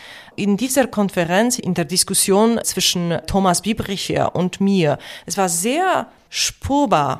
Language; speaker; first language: German; non-native, fluent; Polish